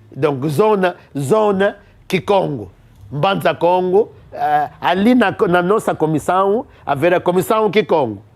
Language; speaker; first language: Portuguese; non-native, local second language; Kongo